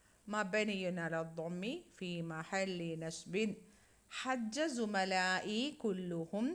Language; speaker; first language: Arabic; non-native, fluent; Malayalam